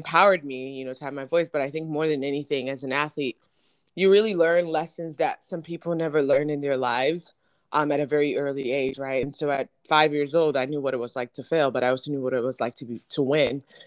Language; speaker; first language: English; non-native, local second language; Akan